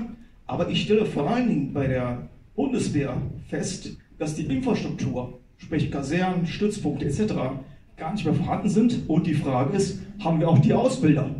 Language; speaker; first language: German; native; German